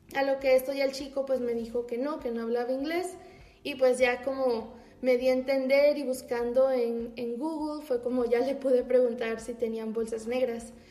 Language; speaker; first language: Spanish; native; Spanish